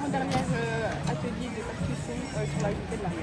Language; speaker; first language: French; native; French